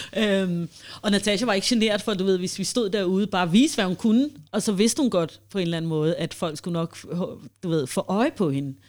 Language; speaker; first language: Danish; early bilingual, heritage; Danish